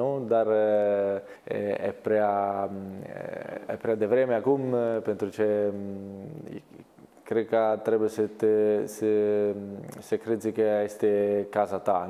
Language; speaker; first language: Romanian; non-native, learner; Italian